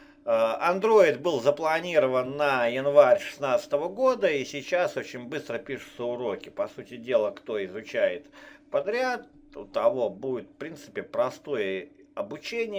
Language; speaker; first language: Russian; native; Russian